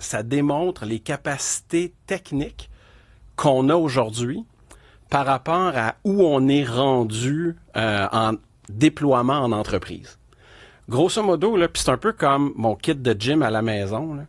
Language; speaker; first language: French; native; French